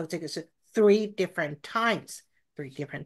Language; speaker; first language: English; non-native, fluent; Chinese